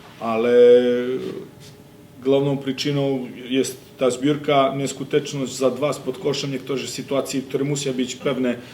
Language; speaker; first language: Polish; non-native, fluent; Serbian